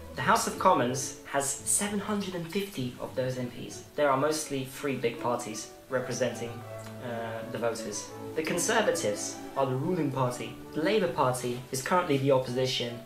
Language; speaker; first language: English; early bilingual, other home language; Russian